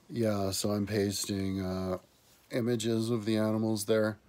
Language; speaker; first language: English; native; English